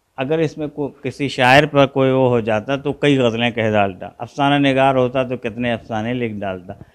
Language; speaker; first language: Urdu; native; Urdu